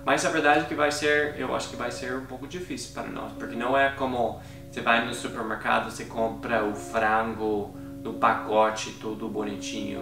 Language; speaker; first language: Portuguese; non-native, fluent; English